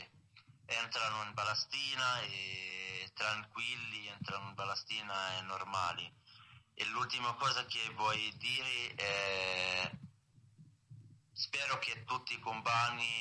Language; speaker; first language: Italian; non-native, learner; Arabic